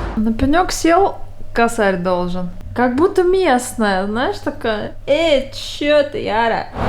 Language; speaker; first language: Russian; native; Russian